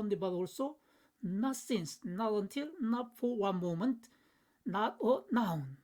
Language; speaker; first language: English; non-native, fluent; Korean